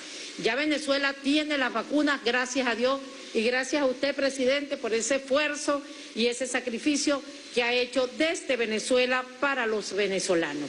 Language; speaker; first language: Spanish; native; Spanish